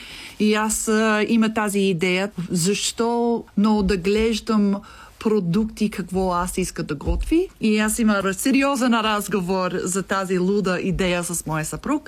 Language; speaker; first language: Bulgarian; non-native, learner; English